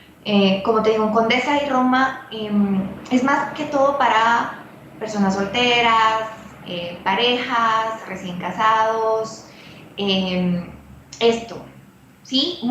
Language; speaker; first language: Spanish; native; Spanish